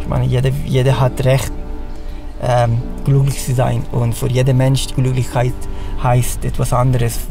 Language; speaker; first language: German; non-native, fluent; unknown